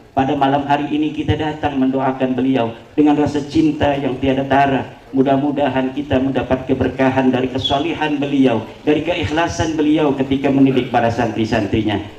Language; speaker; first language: Indonesian; non-native, local second language; Javanese